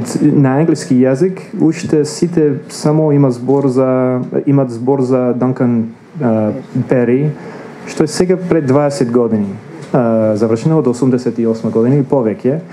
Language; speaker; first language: Macedonian; non-native, fluent; English